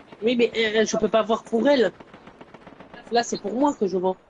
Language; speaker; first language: French; native; French